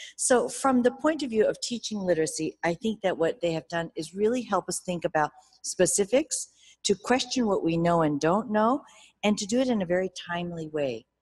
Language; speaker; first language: English; early bilingual, other home language; Japanese